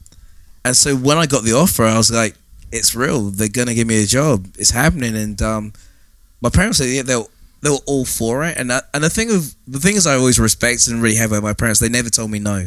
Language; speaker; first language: English; native; English